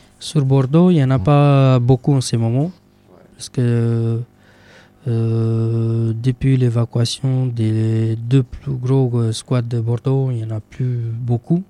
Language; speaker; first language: French; non-native, fluent; Romanian